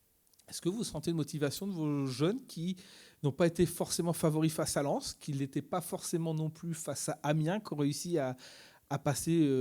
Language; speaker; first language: French; native; French